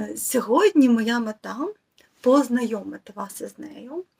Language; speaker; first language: Ukrainian; native; Ukrainian